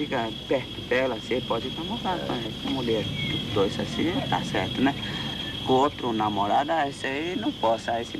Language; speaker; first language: Portuguese; non-native, local second language; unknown